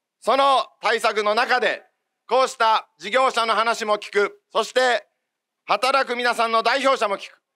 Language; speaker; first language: Japanese; native; Japanese